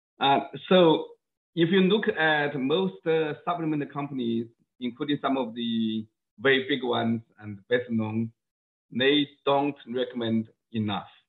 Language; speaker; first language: English; non-native, fluent; Chinese